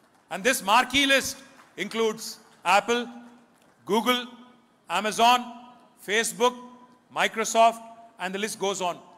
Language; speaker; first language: English; non-native, local second language; Telugu